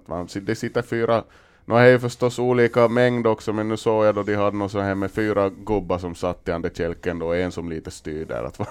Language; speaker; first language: Swedish; native; Swedish